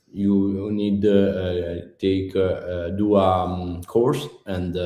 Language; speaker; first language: English; non-native, learner; Italian